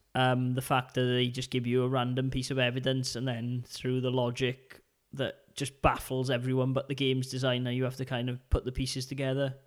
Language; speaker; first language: English; native; English